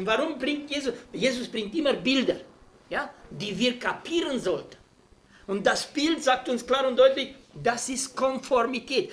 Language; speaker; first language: German; non-native, fluent; Romanian